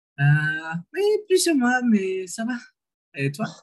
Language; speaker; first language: French; non-native, learner; Spanish